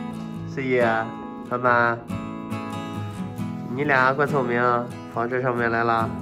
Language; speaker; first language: Chinese; native; Chinese